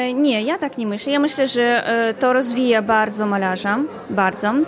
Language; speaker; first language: Polish; non-native, learner; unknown